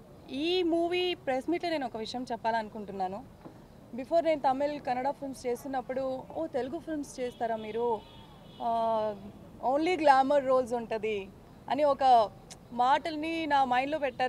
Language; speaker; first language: Telugu; non-native, fluent; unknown